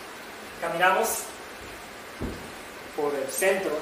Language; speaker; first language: Spanish; non-native, learner; Japanese